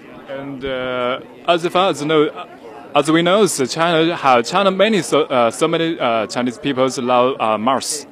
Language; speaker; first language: English; non-native, learner; Chinese